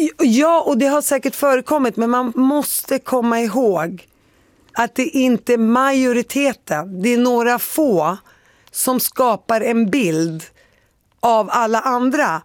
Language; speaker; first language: Swedish; early bilingual, other home language; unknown